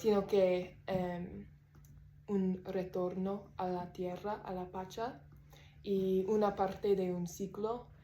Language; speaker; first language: Spanish; non-native, learner; English